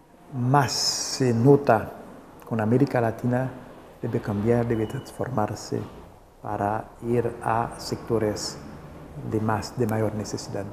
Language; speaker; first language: Spanish; non-native, local second language; Haitian Creole